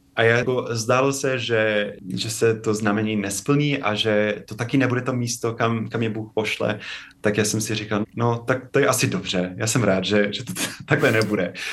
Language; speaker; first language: Czech; non-native, fluent; English